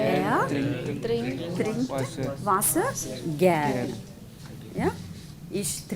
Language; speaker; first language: German; non-native, fluent; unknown